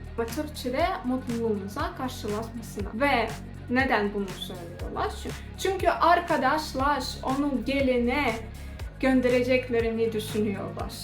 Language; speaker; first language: Turkish; non-native, fluent; Russian